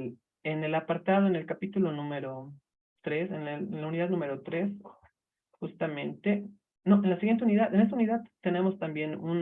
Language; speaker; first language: Spanish; native; Spanish